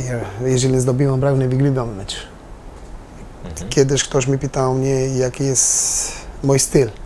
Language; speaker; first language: Polish; non-native, learner; Albanian